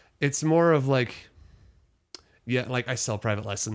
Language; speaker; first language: English; native; English